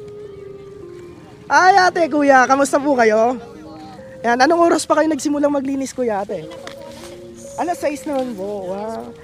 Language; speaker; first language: Filipino; native; Filipino